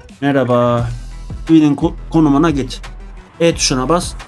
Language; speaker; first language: Turkish; native; Turkish